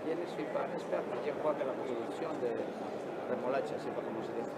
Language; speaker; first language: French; non-native, learner; Spanish